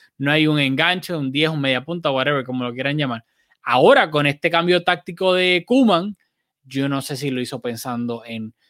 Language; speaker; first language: Spanish; native; Spanish